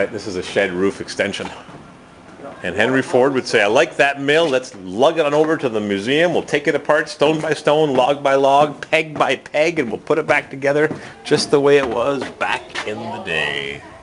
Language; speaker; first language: English; native; English